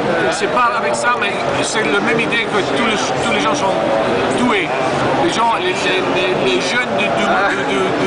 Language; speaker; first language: French; non-native, learner; English